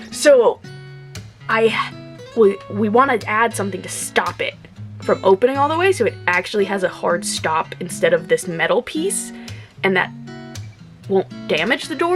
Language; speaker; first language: English; native; English